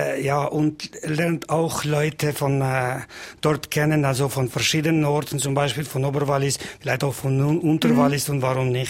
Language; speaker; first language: German; non-native, learner; Albanian